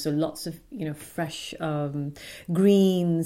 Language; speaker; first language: English; non-native, local second language; Urdu